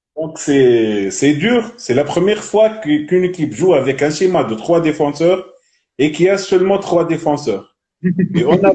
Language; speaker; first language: French; non-native, local second language; Arabic